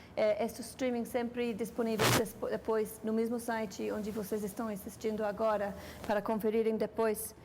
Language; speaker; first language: Portuguese; non-native, fluent; English